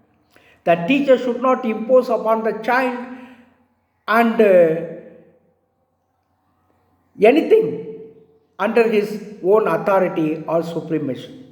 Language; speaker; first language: English; non-native, local second language; Tamil